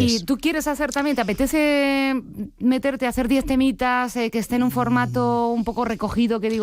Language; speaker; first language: Spanish; native; Spanish